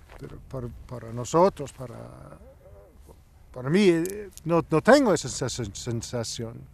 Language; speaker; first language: Spanish; non-native, learner; Italian